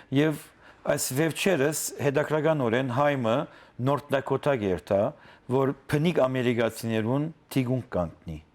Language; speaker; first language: Armenian; native; Armenian